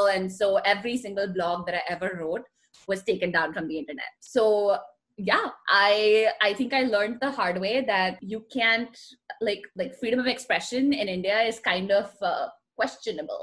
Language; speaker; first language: English; non-native, local second language; Hindi